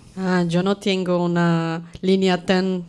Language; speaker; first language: Spanish; non-native, fluent; Portuguese